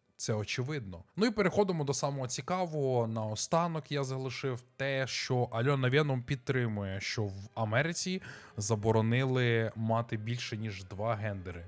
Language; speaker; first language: Ukrainian; native; Ukrainian